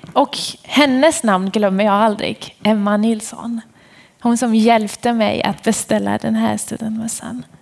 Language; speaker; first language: Swedish; non-native, fluent; Persian